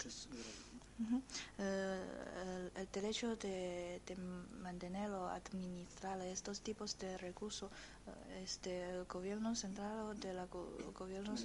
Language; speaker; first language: Spanish; non-native, fluent; Chinese